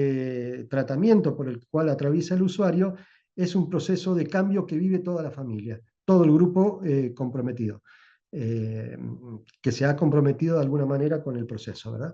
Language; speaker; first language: Spanish; native; Spanish